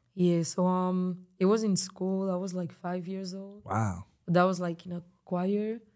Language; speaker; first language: English; non-native, fluent; Spanish